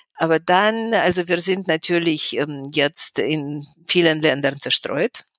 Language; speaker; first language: German; non-native, fluent; Russian